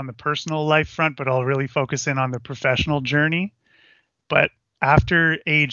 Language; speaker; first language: English; native; English